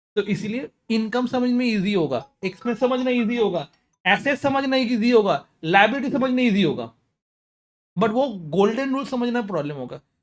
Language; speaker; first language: Hindi; non-native, local second language; Bangla